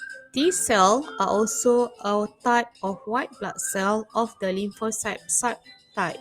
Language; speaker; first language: English; non-native, fluent; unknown